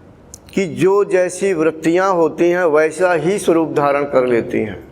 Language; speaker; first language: Hindi; native; Hindi